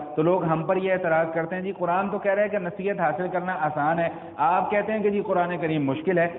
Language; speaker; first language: Urdu; non-native, local second language; Punjabi